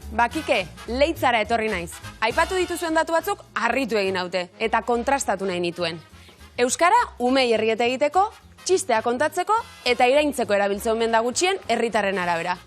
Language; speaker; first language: Basque; native; Basque